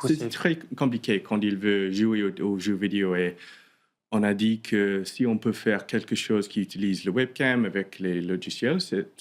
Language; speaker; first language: French; non-native, learner; English